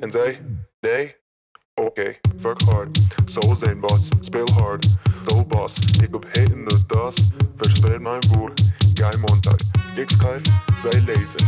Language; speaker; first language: Dutch; non-native, learner; English